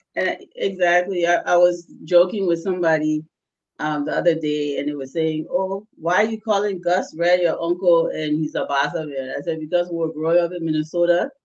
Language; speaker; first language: English; early bilingual, other home language; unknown